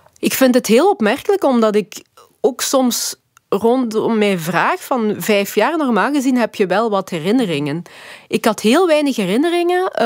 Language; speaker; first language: Dutch; early bilingual, other home language; Lingala